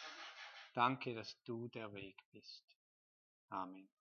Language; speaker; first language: German; native; German